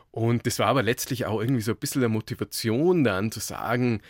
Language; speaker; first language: German; native; German